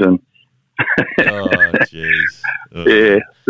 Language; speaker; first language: English; native; English